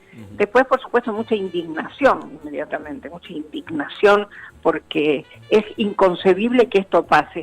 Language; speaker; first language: Spanish; native; Spanish